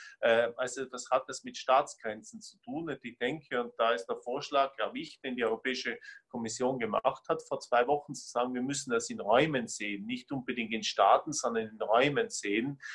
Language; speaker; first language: German; native; German